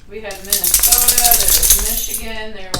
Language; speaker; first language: English; native; English